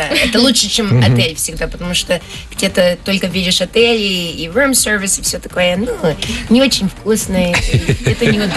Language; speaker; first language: Russian; early bilingual, heritage; Russian